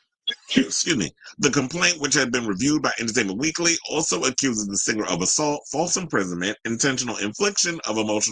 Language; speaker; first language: English; native; English